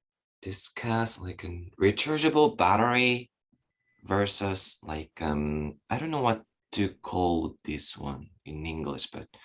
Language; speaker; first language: English; non-native, learner; Japanese